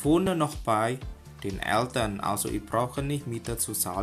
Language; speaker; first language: German; non-native, learner; Indonesian